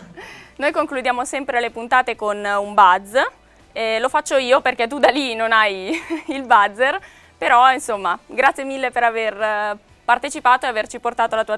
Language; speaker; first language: Italian; native; Italian